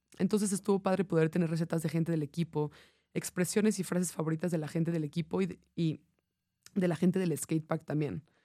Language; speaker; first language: Spanish; non-native, fluent; English